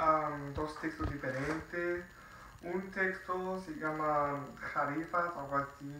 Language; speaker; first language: Spanish; non-native, fluent; English